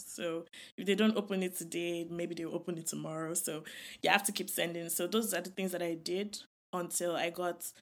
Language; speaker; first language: English; non-native, local second language; Yoruba